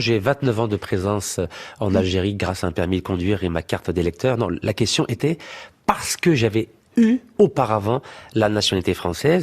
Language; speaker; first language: French; native; French